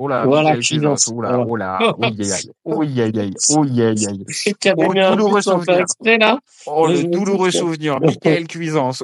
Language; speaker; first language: French; native; French